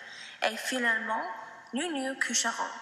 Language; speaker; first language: French; non-native, learner; English